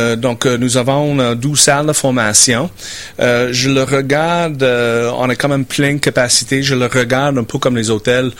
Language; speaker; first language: French; non-native, fluent; English